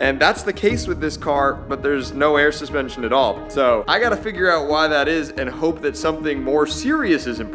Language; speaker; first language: English; native; English